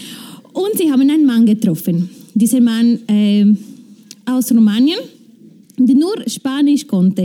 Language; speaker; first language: German; non-native, fluent; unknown